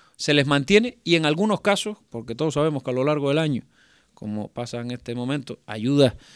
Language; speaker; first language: Spanish; native; Spanish